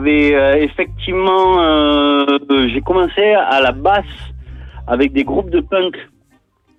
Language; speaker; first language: French; non-native, local second language; English